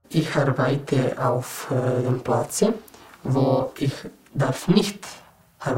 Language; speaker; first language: German; non-native, learner; Bosnian